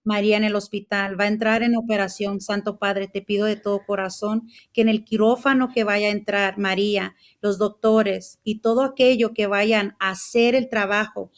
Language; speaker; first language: Spanish; early bilingual, heritage; Spanish